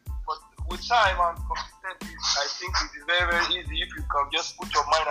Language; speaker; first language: English; non-native, local second language; Yoruba